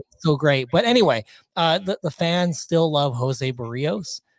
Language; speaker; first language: English; native; English